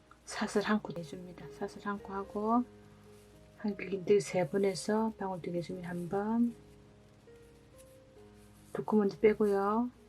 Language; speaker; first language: Korean; native; Korean